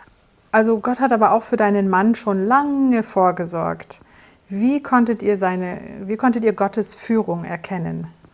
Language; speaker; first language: German; native; German